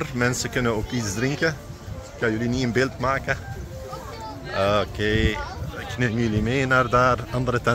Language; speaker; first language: Dutch; non-native, fluent; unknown